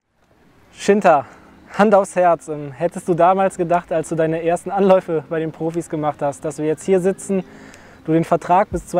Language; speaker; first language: German; native; German